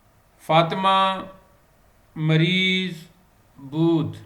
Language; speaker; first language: Persian; non-native, fluent; Urdu